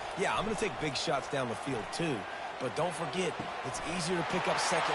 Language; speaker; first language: English; native; English